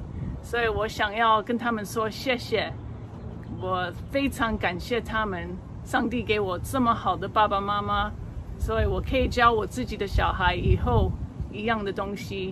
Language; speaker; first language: Chinese; early bilingual, other home language; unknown